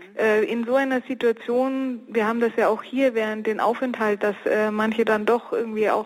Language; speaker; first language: German; native; German